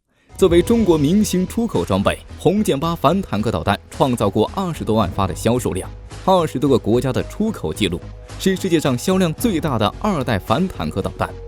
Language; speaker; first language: Chinese; native; Chinese